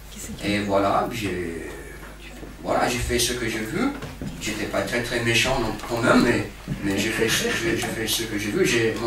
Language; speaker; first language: French; non-native, fluent; English